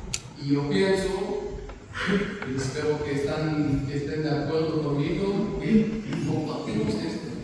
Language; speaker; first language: Spanish; non-native, fluent; Hebrew